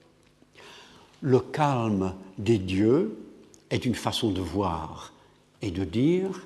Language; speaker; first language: French; non-native, fluent; English